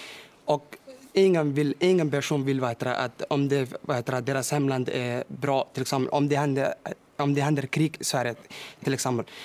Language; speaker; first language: Swedish; non-native, fluent; Somali